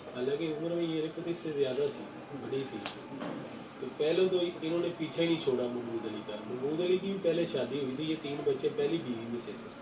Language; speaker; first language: Urdu; non-native, local second language; Punjabi